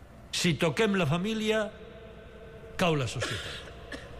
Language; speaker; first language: Catalan; native; Catalan